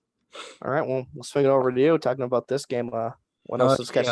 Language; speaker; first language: English; native; English